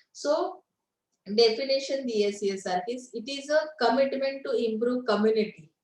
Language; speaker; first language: Hindi; non-native, local second language; Marathi